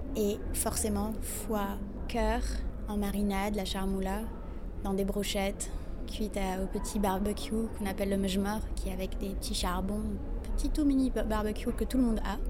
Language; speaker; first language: French; non-native, local second language; Arabic